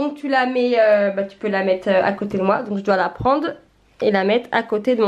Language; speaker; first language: French; native; French